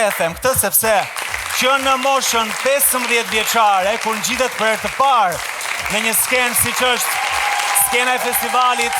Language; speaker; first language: Albanian; native; Albanian